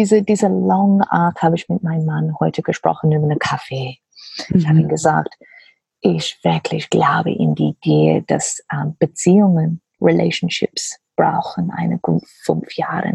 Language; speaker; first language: German; non-native, learner; English